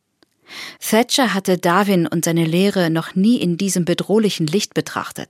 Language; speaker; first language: German; native; German